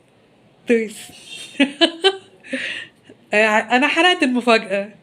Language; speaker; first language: Arabic; native; Arabic